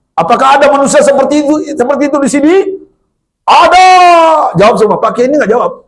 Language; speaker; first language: Indonesian; non-native, local second language; Minangkabau